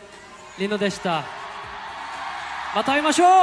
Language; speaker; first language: Japanese; non-native, learner; Korean